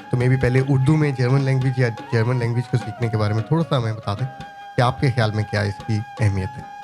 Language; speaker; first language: Urdu; native; Urdu